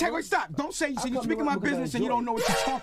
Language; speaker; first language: English; native; English